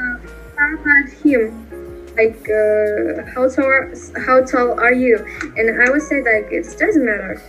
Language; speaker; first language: English; non-native, learner; Russian